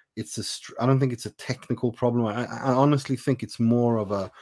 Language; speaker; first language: English; non-native, fluent; Persian